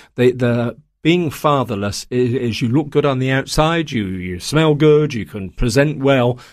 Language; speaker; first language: English; native; English